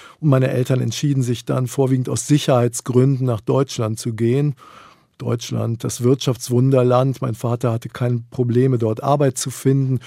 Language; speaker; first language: German; native; German